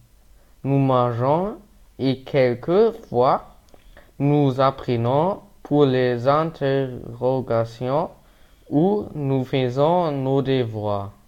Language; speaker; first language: French; non-native, learner; German